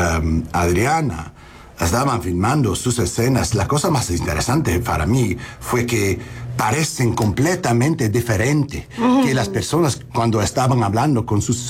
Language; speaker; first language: Spanish; non-native, learner; English